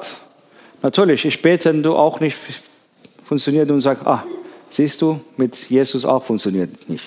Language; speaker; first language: German; non-native, learner; Persian